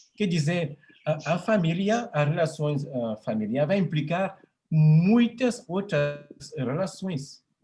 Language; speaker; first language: Portuguese; non-native, fluent; French